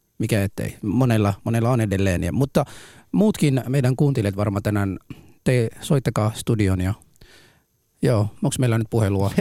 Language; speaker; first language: Finnish; early bilingual, other home language; Somali